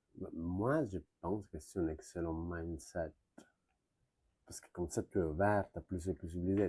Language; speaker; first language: French; non-native, learner; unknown